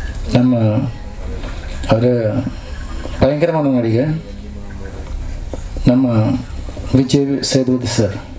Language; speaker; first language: Tamil; non-native, local second language; Malayalam